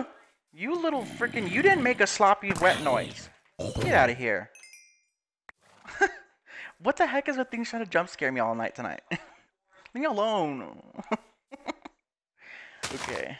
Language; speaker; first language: English; native; English